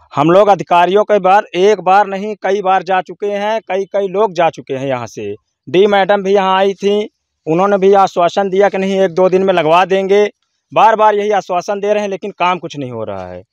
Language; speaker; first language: Hindi; native; Hindi